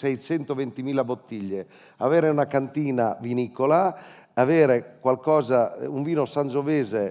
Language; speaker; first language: Italian; native; Italian